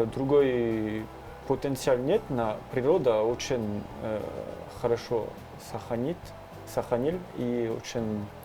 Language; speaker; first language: Russian; non-native, learner; French